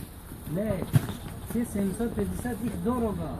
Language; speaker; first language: Russian; non-native, learner; Tajik